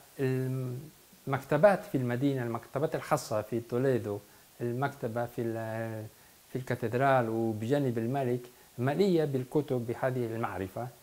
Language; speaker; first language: Arabic; non-native, fluent; Spanish